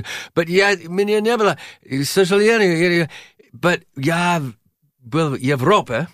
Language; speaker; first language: Russian; non-native, learner; English